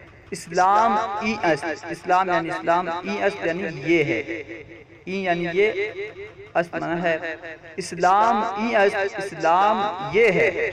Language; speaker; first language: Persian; non-native, fluent; Urdu